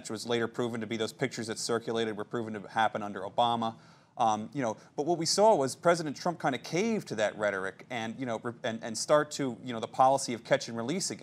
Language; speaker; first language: English; native; English